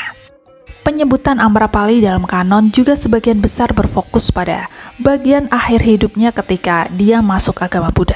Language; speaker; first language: Indonesian; native; Indonesian